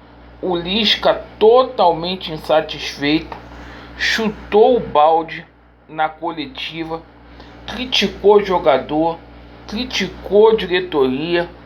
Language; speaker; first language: Portuguese; native; Portuguese